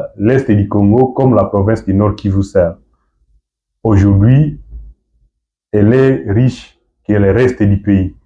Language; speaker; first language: French; non-native, local second language; Swahili